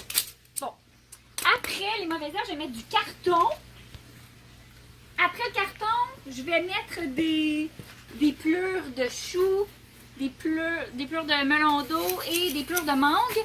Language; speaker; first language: French; native; French